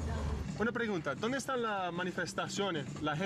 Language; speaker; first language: Spanish; early bilingual, heritage; English